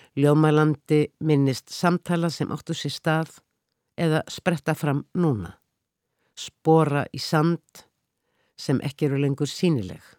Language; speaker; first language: Icelandic; native; Icelandic